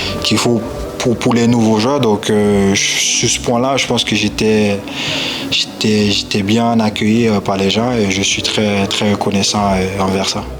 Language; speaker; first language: French; non-native, local second language; Haitian Creole